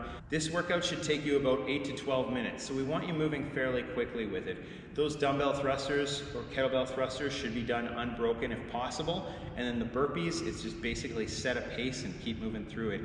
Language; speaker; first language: English; native; English